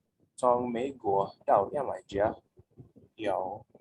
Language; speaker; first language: Chinese; non-native, learner; English